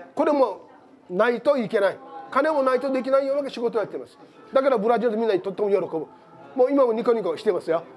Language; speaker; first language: Japanese; native; Japanese